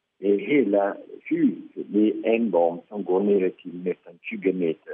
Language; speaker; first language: Swedish; early bilingual, heritage; Swedish